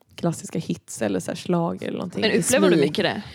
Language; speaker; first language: Swedish; non-native, fluent; Norwegian